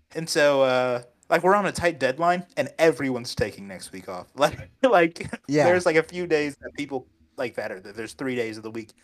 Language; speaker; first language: English; native; English